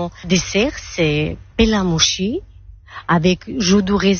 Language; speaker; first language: French; non-native, learner; Georgian